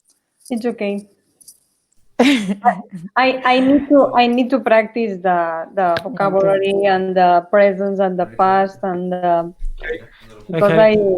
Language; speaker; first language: English; non-native, learner; Spanish